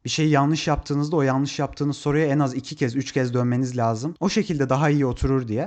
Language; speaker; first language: Turkish; native; Turkish